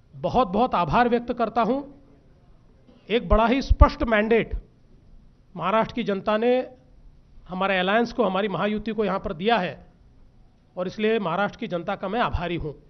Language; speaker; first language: Hindi; non-native, local second language; Marathi